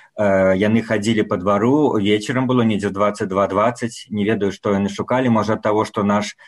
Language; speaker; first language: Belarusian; non-native, local second language; Russian